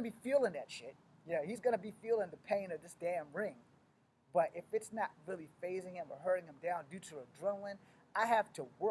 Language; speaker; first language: English; native; English